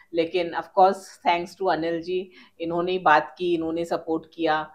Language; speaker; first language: Hindi; native; Hindi